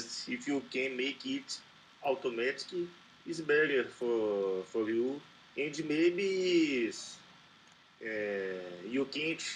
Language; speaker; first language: English; non-native, learner; Portuguese